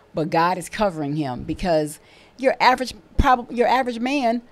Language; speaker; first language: English; native; English